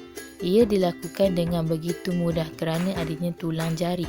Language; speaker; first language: Malay; native; Malay